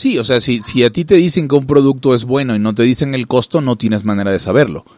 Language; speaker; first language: Spanish; native; Spanish